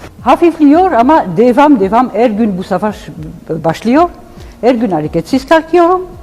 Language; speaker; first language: Turkish; non-native, learner; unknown